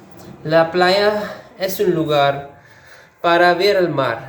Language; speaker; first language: Spanish; non-native, learner; Urdu